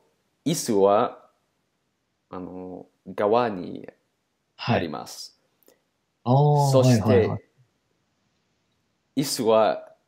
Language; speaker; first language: Japanese; non-native, learner; English